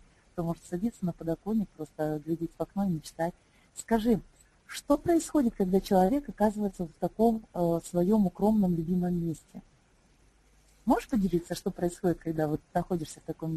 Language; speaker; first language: Russian; native; Russian